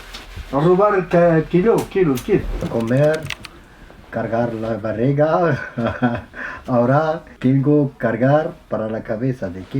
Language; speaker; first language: Spanish; non-native, learner; Arabic